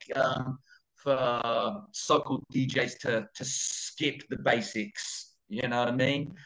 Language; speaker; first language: English; native; English